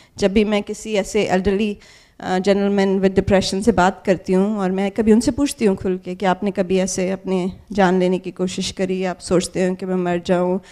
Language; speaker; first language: Hindi; native; Hindi